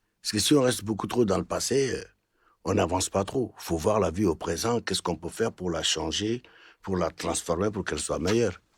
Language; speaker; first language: French; non-native, local second language; Wolof